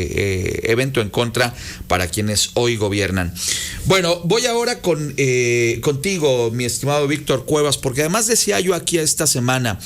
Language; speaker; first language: Spanish; native; Spanish